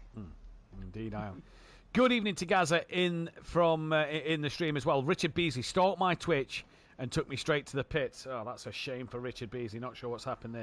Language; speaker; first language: English; native; English